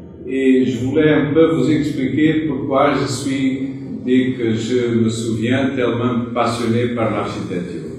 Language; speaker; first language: French; non-native, fluent; Portuguese